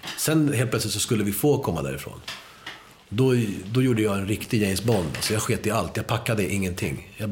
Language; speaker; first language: Swedish; early bilingual, other home language; Spanish